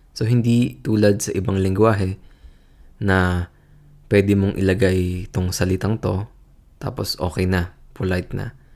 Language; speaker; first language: Filipino; native; Filipino